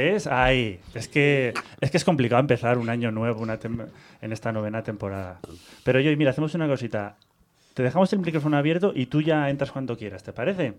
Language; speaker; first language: Spanish; native; Spanish